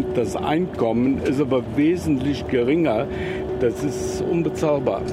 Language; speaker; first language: German; native; German